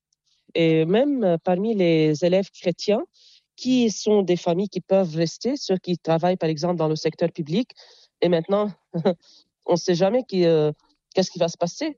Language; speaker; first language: French; non-native, local second language; Arabic